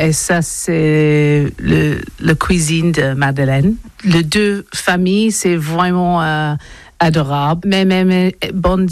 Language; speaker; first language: French; non-native, learner; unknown